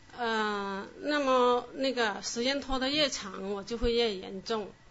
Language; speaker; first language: Chinese; non-native, local second language; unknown